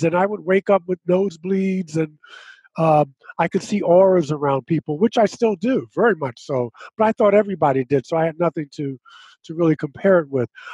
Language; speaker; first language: English; native; English